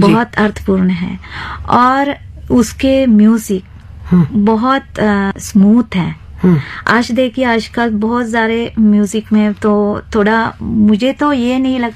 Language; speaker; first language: Hindi; non-native, fluent; Sinhala